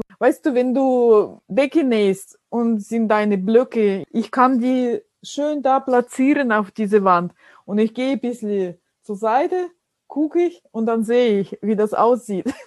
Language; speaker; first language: German; non-native, fluent; Russian